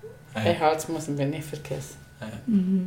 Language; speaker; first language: German; non-native, learner; Spanish